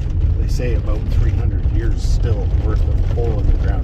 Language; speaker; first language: English; native; English